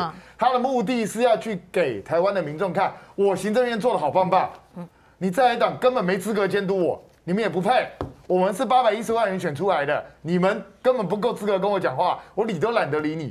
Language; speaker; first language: Chinese; native; Chinese